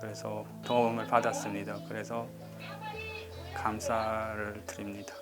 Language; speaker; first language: Korean; non-native, learner; Uzbek